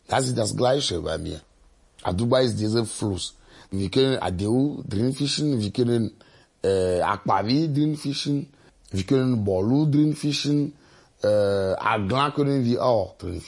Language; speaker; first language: German; non-native, learner; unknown